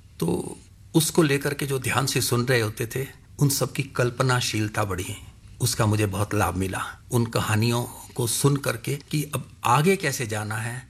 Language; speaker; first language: Hindi; non-native, local second language; Punjabi